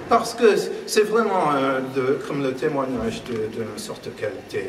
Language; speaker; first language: French; non-native, fluent; English